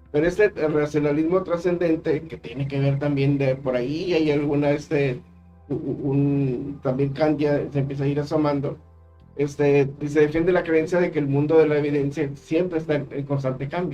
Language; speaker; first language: Spanish; native; Spanish